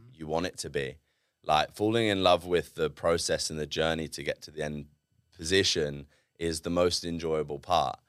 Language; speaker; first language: English; native; English